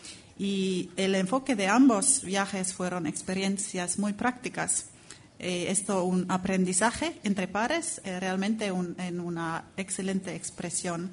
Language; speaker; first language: Spanish; non-native, fluent; Finnish